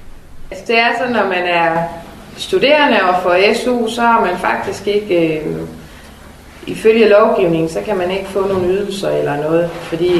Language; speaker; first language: Danish; native; Danish